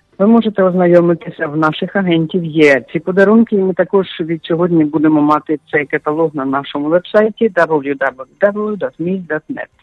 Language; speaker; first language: Ukrainian; native; Ukrainian